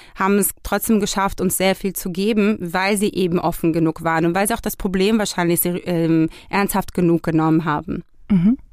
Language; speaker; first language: German; non-native, fluent; Hebrew